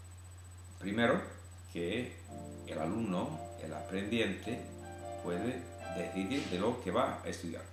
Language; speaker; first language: Spanish; non-native, fluent; English